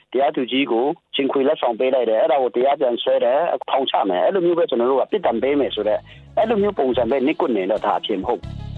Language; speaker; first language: Burmese; non-native, local second language; Kachin